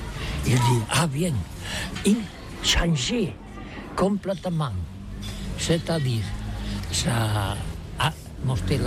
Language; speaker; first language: French; non-native, learner; Catalan